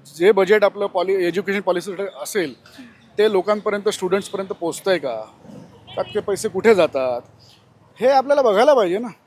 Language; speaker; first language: Marathi; non-native, local second language; Gujarati